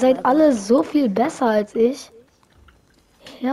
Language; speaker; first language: German; native; German